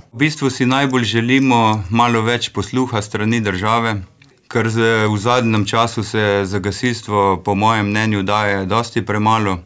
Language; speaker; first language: Slovenian; native; Slovenian